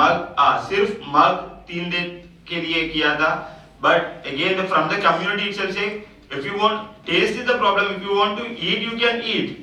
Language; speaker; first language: Hindi; non-native, local second language; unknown